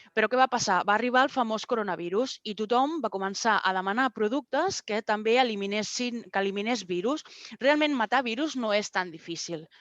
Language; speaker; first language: Catalan; non-native, local second language; Spanish